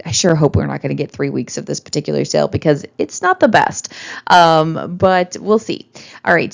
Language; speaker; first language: English; native; English